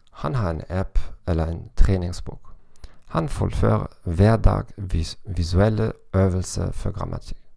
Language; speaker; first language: Norwegian; non-native, learner; German